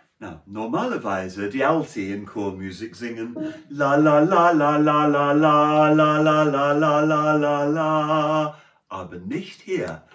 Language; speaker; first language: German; non-native, learner; English